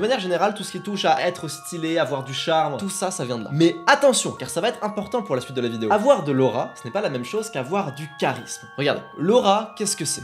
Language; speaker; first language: French; native; French